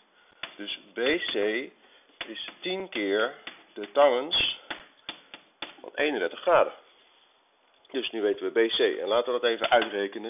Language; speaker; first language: Dutch; native; Dutch